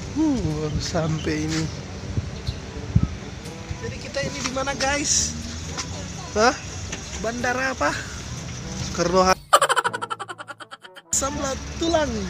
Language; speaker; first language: Indonesian; non-native, local second language; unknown